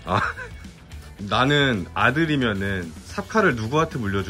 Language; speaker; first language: Korean; native; Korean